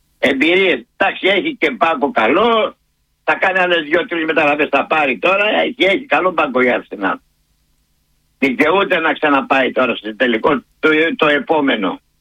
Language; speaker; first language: Greek; native; Greek